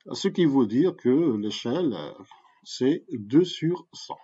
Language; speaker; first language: French; non-native, local second language; Arabic